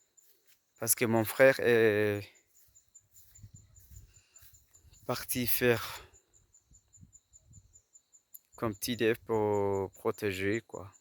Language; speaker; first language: French; non-native, fluent; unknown